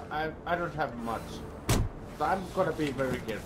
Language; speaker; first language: English; non-native, learner; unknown